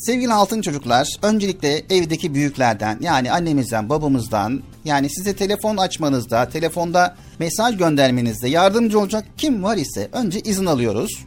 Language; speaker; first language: Turkish; native; Turkish